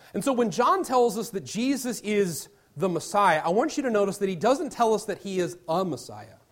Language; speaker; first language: English; native; English